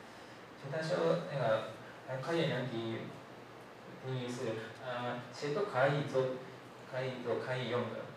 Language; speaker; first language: Chinese; non-native, learner; Japanese